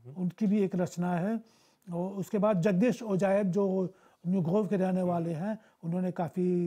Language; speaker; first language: Hindi; early bilingual, heritage; Bhojpuri